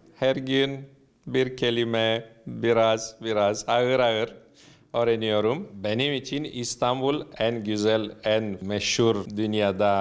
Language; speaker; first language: Turkish; non-native, learner; Romanian